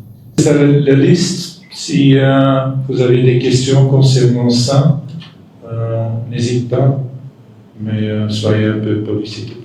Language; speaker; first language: French; non-native, fluent; Dutch